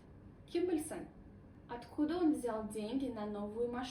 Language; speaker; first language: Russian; non-native, local second language; Uzbek